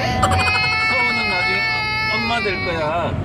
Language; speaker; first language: Korean; native; Korean